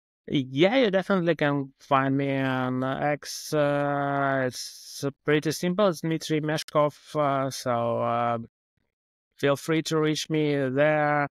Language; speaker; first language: English; non-native, fluent; Russian